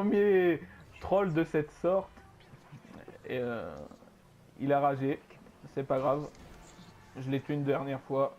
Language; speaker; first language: French; native; French